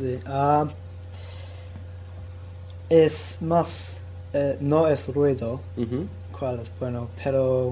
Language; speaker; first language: Spanish; non-native, learner; English